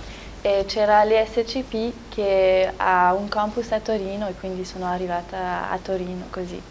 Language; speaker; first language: Italian; non-native, fluent; French